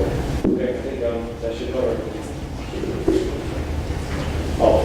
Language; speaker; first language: English; native; English